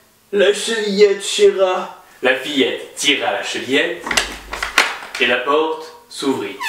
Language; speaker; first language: French; native; French